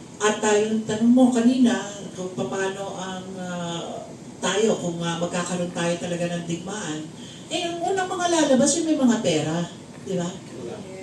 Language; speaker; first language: Filipino; native; Filipino